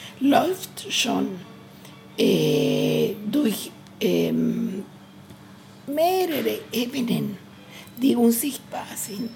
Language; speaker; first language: German; non-native, learner; Spanish